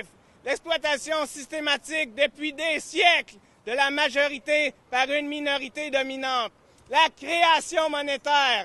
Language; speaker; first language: French; native; French